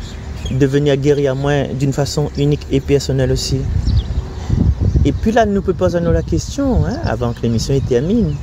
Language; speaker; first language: French; non-native, local second language; Réunion Creole French